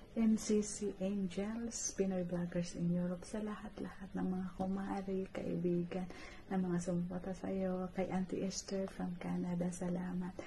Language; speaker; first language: Filipino; non-native, local second language; Cebuano